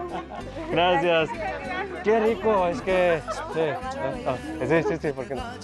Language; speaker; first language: Spanish; non-native, learner; Korean